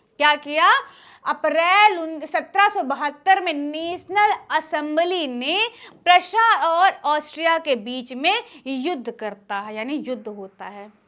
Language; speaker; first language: Hindi; native; Hindi